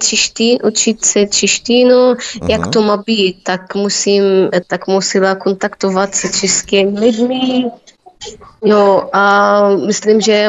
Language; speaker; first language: Czech; non-native, learner; Arabic